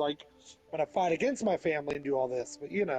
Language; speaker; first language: English; native; English